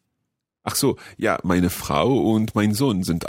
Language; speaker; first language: German; non-native, learner; English